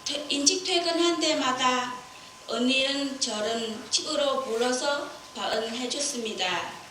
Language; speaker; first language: Korean; non-native, learner; Vietnamese